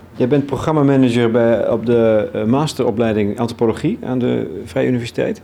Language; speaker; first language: Dutch; native; Dutch